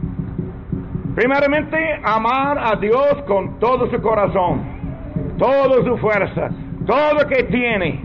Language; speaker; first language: Spanish; non-native, learner; English